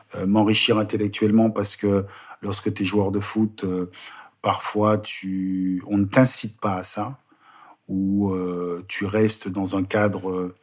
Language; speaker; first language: French; native; French